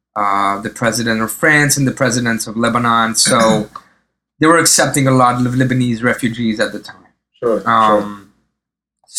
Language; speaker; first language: English; early bilingual, other home language; Arabic